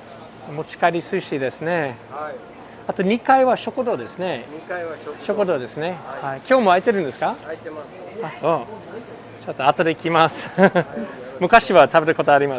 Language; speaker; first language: Japanese; non-native, fluent; English